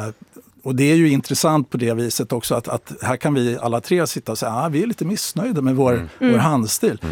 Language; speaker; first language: Swedish; native; Swedish